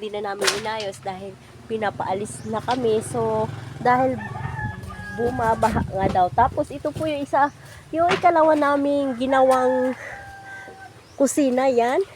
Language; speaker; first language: Filipino; non-native, local second language; Hiligaynon